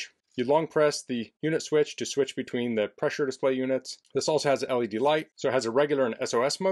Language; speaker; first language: English; native; English